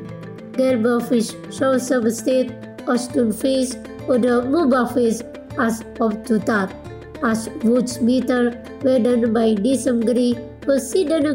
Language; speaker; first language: German; non-native, fluent; Indonesian